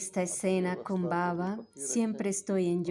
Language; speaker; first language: Spanish; native; Spanish